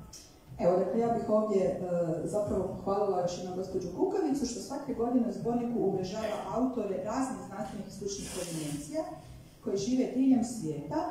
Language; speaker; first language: Croatian; native; Croatian